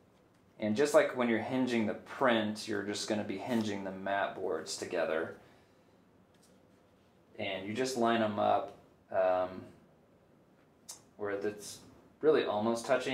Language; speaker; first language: English; native; English